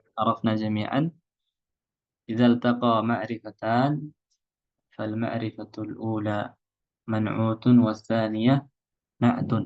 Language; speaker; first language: Arabic; non-native, fluent; Indonesian